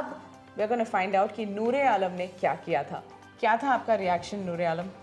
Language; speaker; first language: Hindi; native; Hindi